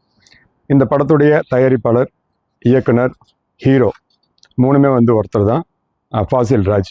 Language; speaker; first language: Tamil; native; Tamil